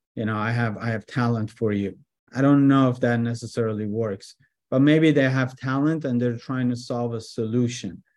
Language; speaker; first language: English; early bilingual, other home language; Persian